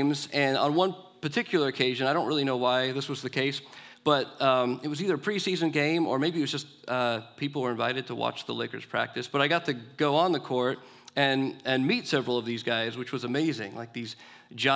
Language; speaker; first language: English; native; English